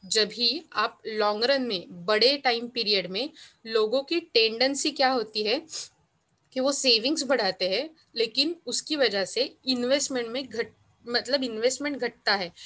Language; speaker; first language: Hindi; non-native, local second language; Marathi